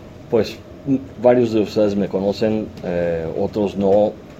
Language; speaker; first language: Spanish; non-native, fluent; Greek